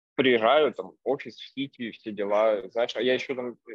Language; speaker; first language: Russian; native; Russian